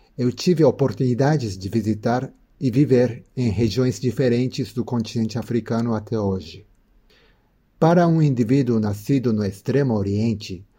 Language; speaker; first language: Portuguese; non-native, fluent; Japanese